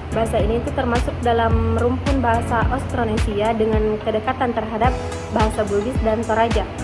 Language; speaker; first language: Indonesian; non-native, local second language; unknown